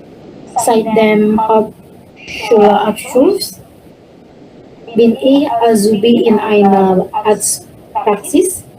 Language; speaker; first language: German; non-native, learner; Indonesian